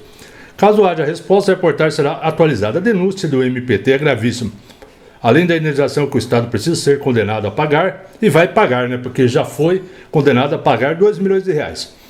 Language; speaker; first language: Portuguese; native; Portuguese